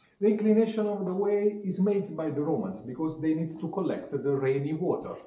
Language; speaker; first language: English; non-native, learner; Italian